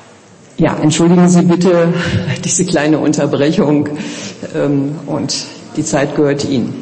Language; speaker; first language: German; native; German